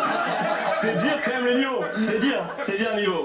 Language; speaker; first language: French; native; French